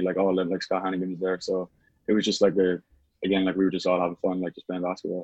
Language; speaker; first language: English; native; English